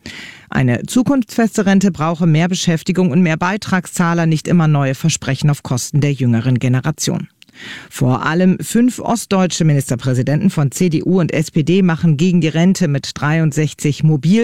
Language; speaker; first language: German; native; German